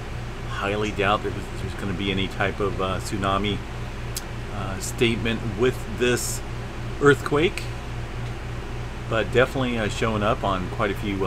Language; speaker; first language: English; native; English